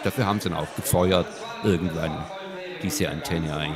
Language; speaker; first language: German; native; German